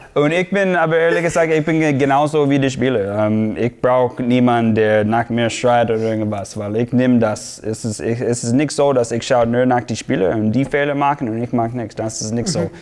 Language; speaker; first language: German; non-native, fluent; English